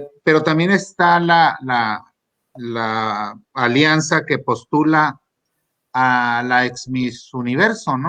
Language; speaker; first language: Spanish; native; Spanish